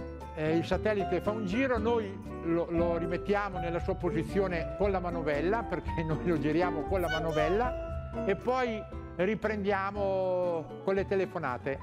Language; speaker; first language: Italian; native; Italian